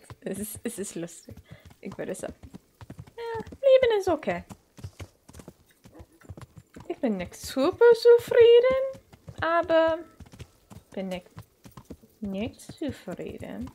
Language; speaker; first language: German; non-native, learner; Dutch